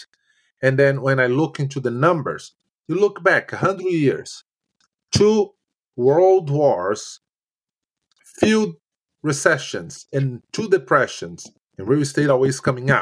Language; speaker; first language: English; non-native, fluent; Portuguese